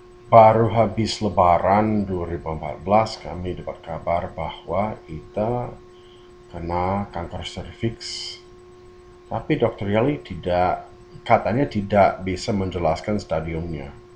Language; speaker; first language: Indonesian; non-native, fluent; English